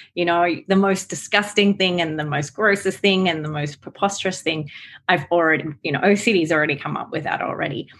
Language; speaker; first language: English; native; English